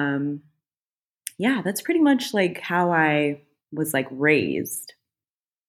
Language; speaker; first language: English; native; English